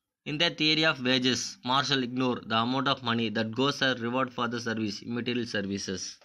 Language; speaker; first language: English; non-native, local second language; Tamil